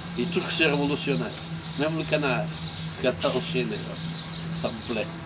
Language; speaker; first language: French; non-native, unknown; Portuguese